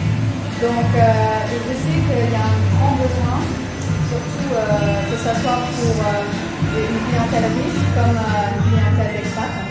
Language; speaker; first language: French; early bilingual, other home language; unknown